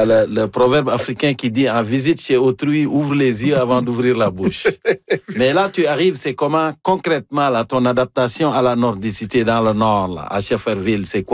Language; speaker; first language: French; native; French